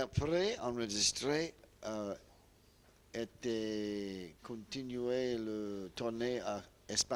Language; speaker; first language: French; non-native, learner; English